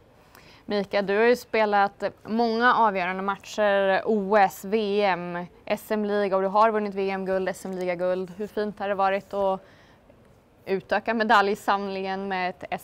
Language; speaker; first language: Swedish; native; Swedish